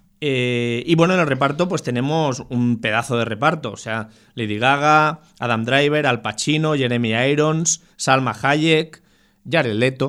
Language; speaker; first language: Spanish; native; Spanish